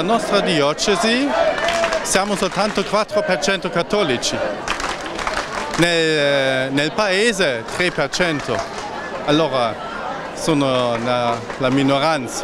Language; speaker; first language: Italian; non-native, learner; German